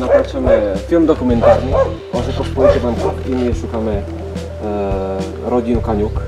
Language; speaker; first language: Polish; non-native, learner; Slovak